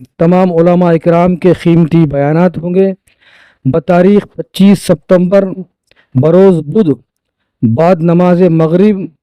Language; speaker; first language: Urdu; native; Urdu